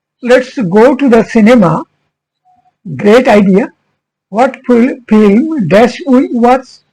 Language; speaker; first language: English; non-native, local second language; Bangla